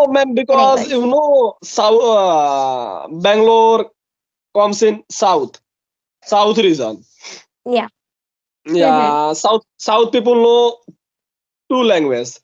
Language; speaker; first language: English; non-native, local second language; Hindi